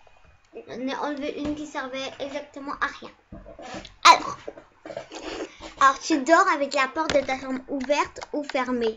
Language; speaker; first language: French; early bilingual, other home language; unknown